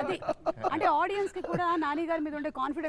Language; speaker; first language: Telugu; native; Telugu